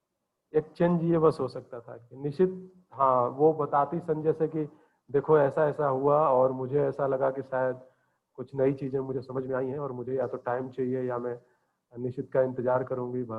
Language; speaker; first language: Hindi; native; Hindi